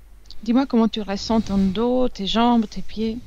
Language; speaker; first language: French; non-native, fluent; Italian